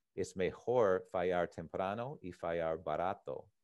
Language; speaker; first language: Spanish; non-native, learner; English